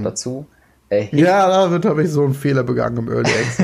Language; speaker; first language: German; native; German